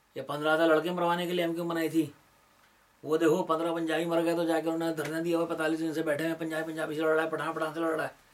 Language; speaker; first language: Urdu; native; Urdu